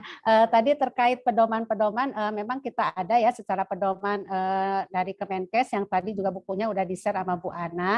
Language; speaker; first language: Indonesian; native; Indonesian